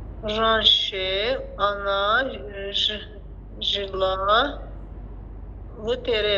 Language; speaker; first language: Russian; non-native, learner; Azerbaijani